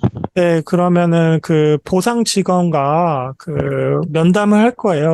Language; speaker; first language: Korean; native; Korean